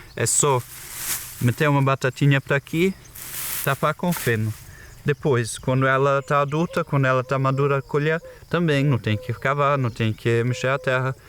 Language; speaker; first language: Portuguese; non-native, fluent; German